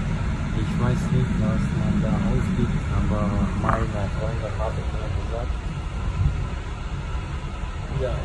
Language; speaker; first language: German; non-native, learner; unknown